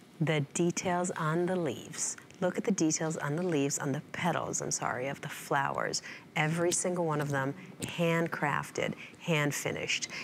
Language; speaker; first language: English; non-native, fluent; Hebrew